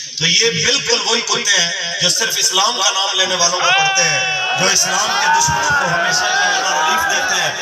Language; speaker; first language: Urdu; non-native, local second language; Punjabi